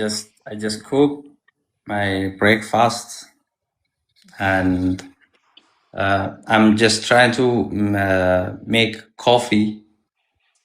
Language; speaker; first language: English; non-native, learner; Amharic